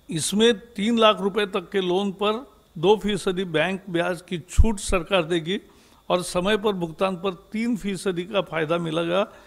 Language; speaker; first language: Hindi; non-native, local second language; Marathi